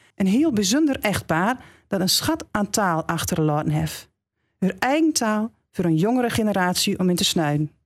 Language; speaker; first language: Dutch; native; Dutch